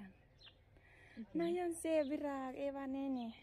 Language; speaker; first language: Hungarian; non-native, learner; Thai